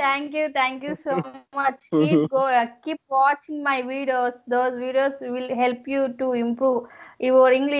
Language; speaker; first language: English; non-native, learner; Telugu